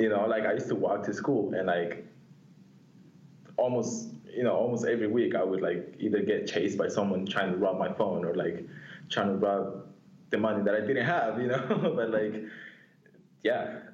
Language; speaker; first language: English; non-native, fluent; Spanish